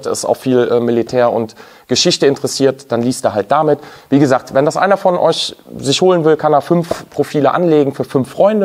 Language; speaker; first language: German; native; German